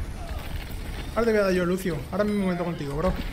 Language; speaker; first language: Spanish; native; Spanish